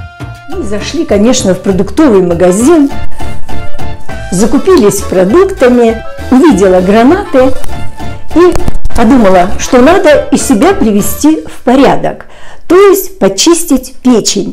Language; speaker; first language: Russian; native; Russian